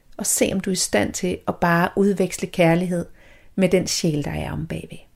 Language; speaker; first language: Danish; native; Danish